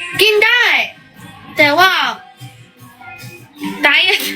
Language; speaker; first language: Thai; non-native, learner; Korean